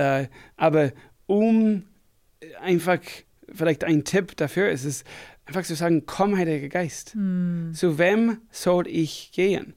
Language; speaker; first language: German; non-native, fluent; English